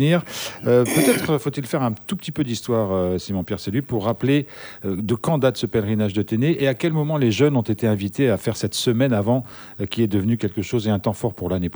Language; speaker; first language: French; native; French